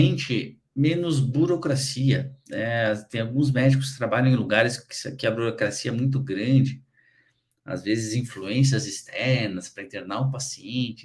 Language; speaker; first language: Portuguese; native; Portuguese